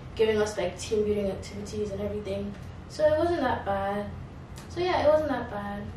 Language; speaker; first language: English; non-native, local second language; Yoruba